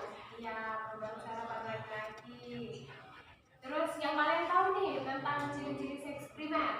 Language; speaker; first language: Indonesian; native; Indonesian